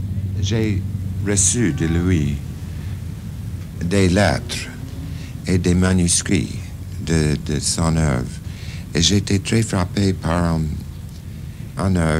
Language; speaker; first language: French; non-native, fluent; English